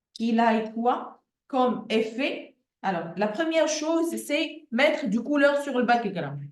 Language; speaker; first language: French; non-native, local second language; Arabic